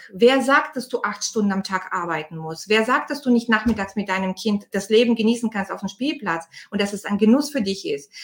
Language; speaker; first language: German; non-native, fluent; Bulgarian